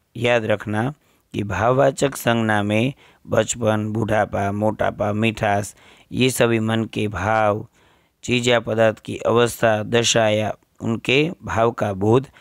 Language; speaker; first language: Hindi; non-native, local second language; Gujarati